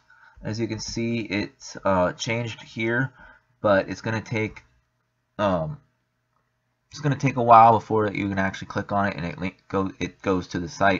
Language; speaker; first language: English; native; English